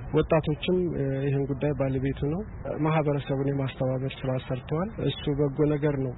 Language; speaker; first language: Amharic; native; Amharic